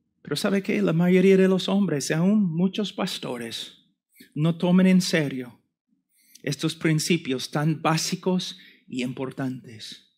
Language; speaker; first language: Spanish; non-native, fluent; English